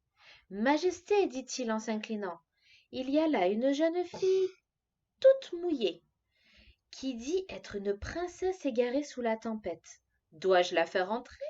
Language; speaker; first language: French; native; French